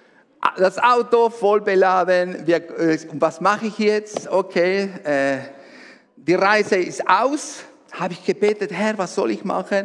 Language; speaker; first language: German; non-native, fluent; Spanish